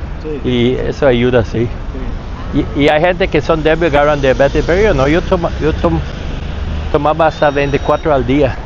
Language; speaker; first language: Spanish; non-native, learner; English